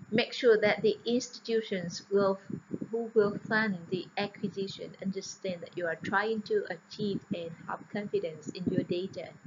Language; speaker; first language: English; non-native, fluent; Vietnamese